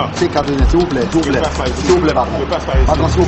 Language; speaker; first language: French; native; French